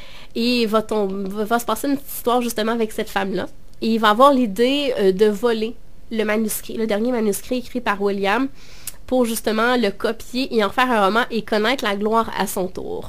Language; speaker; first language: French; native; French